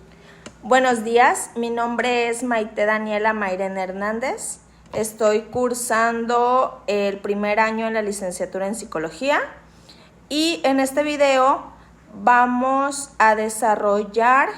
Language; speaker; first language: Spanish; native; Spanish